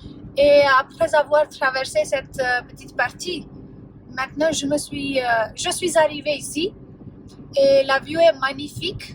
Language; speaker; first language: French; non-native, fluent; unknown